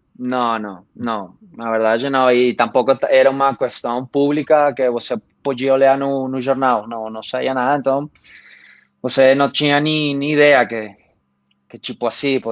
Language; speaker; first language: Portuguese; non-native, fluent; Spanish